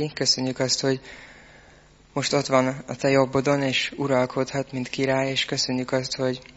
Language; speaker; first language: Hungarian; native; Hungarian